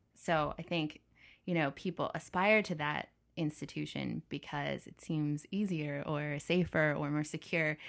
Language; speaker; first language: English; native; English